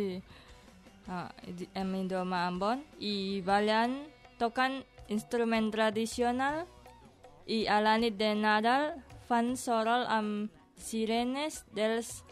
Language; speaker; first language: Catalan; non-native, learner; Indonesian